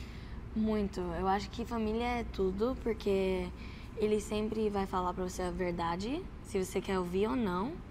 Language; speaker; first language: Portuguese; early bilingual, heritage; Portuguese